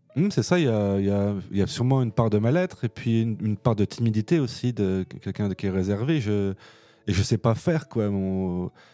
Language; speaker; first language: French; native; French